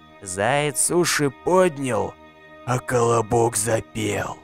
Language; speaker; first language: Russian; native; Russian